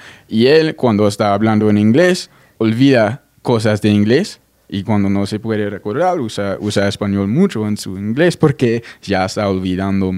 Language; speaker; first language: Spanish; non-native, fluent; English